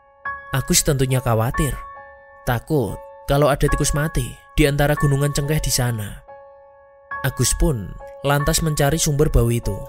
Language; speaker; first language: Indonesian; native; Indonesian